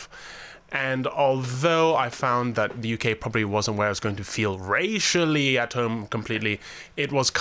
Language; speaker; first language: English; native; English